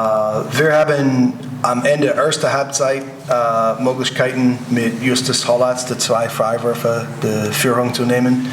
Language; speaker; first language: German; non-native, learner; English